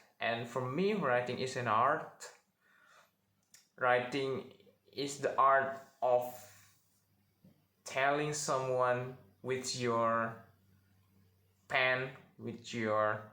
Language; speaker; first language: English; non-native, learner; Indonesian